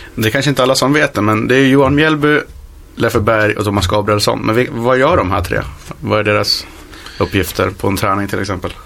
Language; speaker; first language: Swedish; native; Swedish